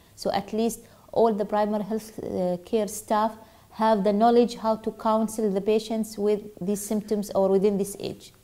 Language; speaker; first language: English; non-native, fluent; Arabic